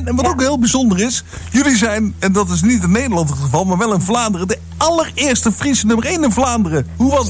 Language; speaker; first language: Dutch; native; Dutch